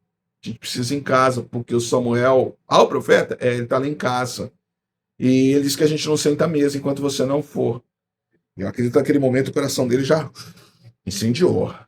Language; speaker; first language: Portuguese; native; Portuguese